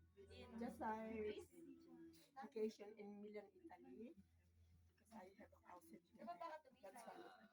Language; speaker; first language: English; non-native, local second language; Filipino